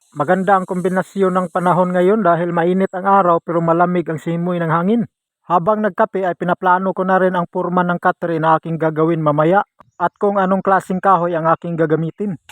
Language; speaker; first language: Filipino; non-native, local second language; Cebuano